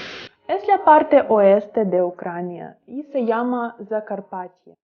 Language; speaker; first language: Spanish; non-native, fluent; Ukrainian